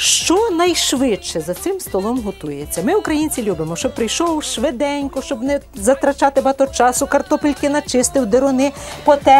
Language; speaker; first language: Ukrainian; native; Ukrainian